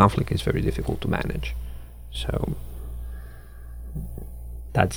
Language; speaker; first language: English; non-native, fluent; Catalan